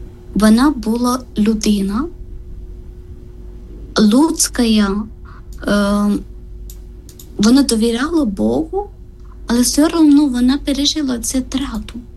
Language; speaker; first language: Ukrainian; non-native, learner; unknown